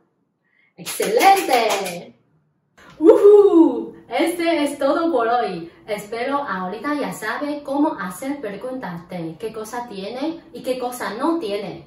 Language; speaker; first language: Spanish; non-native, fluent; Chinese